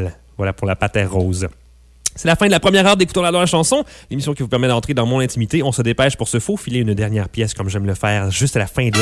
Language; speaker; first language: French; native; French